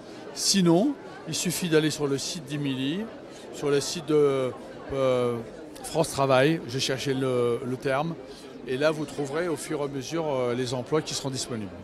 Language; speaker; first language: French; native; French